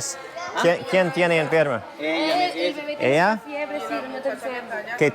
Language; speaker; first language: Spanish; non-native, learner; English